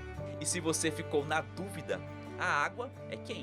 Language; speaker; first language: Portuguese; native; Portuguese